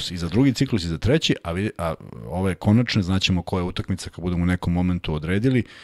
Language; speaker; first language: Serbian; native; Serbian